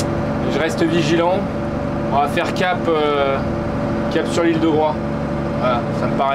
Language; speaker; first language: French; native; French